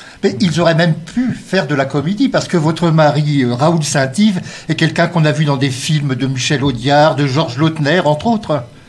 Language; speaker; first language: French; native; French